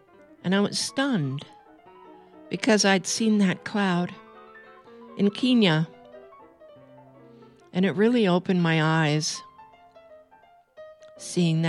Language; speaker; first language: English; native; English